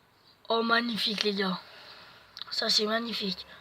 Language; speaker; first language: French; native; French